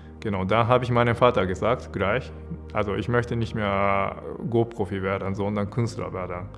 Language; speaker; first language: German; non-native, fluent; Japanese